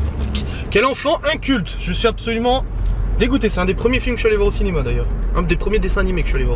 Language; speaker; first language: French; native; French